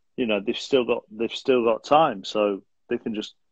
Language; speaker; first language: English; native; English